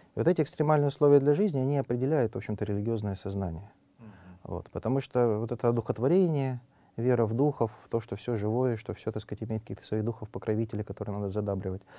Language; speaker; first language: Russian; native; Russian